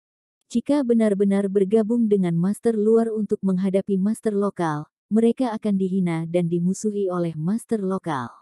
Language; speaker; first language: Indonesian; native; Indonesian